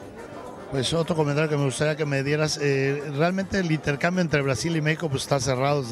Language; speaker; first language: Spanish; native; Spanish